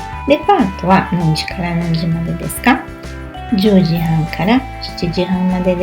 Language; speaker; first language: Japanese; non-native, learner; Portuguese